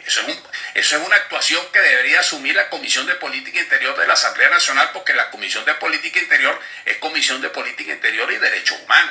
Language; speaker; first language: Spanish; native; Spanish